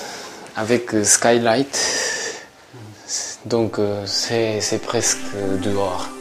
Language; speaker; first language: French; non-native, learner; Japanese